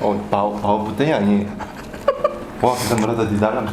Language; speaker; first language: Indonesian; non-native, learner; Korean